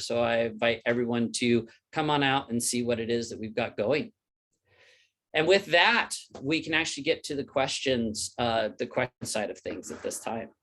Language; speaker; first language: English; native; English